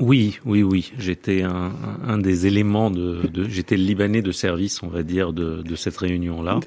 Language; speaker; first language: French; non-native, local second language; Arabic